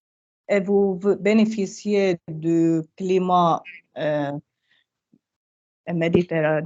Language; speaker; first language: French; non-native, learner; Arabic